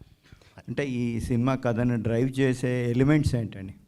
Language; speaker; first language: Telugu; native; Telugu